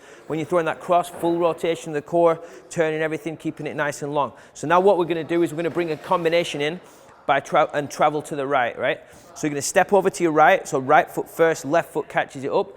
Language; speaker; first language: English; native; English